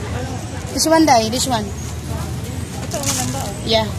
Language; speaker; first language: English; non-native, local second language; Cebuano